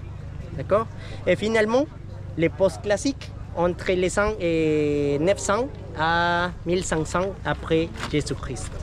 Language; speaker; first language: French; non-native, learner; Spanish